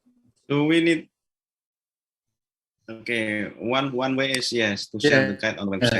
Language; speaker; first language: English; non-native, learner; Malay